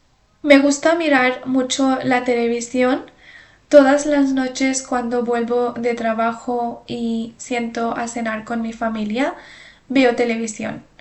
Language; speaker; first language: Spanish; non-native, fluent; Urdu